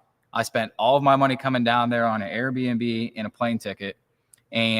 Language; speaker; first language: English; native; English